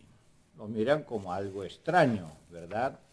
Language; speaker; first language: Spanish; non-native, fluent; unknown